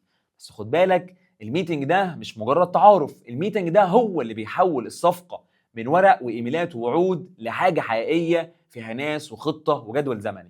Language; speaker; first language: Arabic; native; Arabic